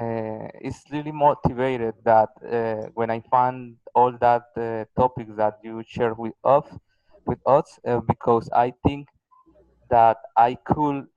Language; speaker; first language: English; non-native, learner; Spanish